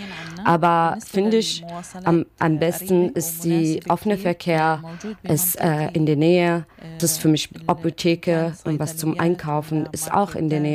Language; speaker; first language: German; non-native, learner; Arabic